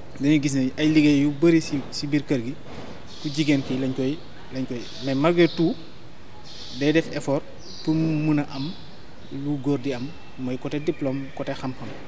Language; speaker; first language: Wolof; non-native, local second language; Fula